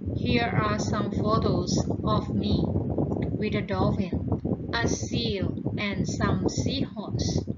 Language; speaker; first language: English; non-native, fluent; Thai